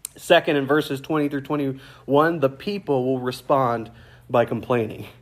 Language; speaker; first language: English; native; English